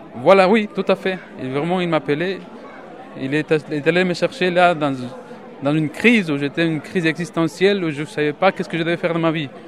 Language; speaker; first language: French; non-native, fluent; Spanish